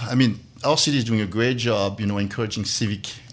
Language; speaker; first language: English; non-native, fluent; French